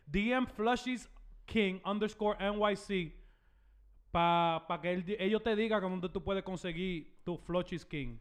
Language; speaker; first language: Spanish; early bilingual, heritage; Spanish